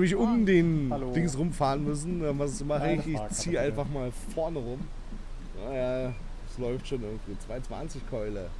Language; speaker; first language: German; native; German